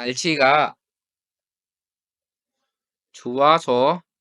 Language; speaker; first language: Korean; non-native, fluent; Urdu